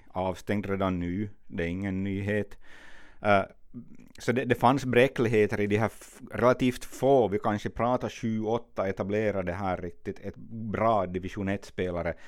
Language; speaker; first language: Swedish; native; Swedish